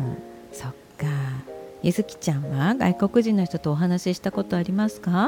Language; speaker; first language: Japanese; native; Japanese